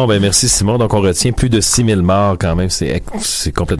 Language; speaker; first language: French; native; French